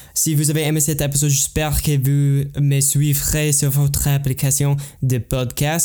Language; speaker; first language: French; non-native, learner; English